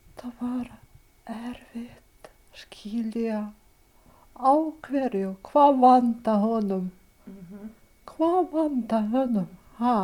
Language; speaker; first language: Icelandic; non-native, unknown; Ukrainian